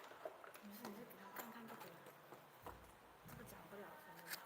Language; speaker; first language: Chinese; native; Chinese